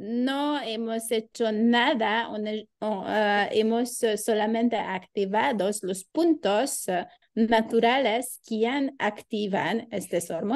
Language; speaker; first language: Spanish; non-native, learner; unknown